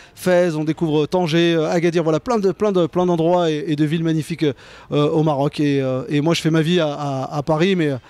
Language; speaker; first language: French; native; French